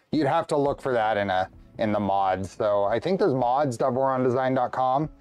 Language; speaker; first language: English; native; English